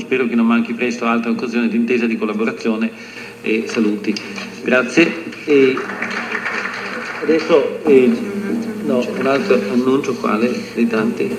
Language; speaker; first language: Italian; native; Italian